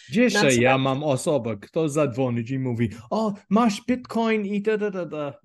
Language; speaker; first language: Polish; non-native, learner; English